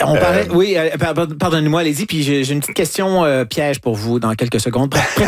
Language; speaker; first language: French; native; French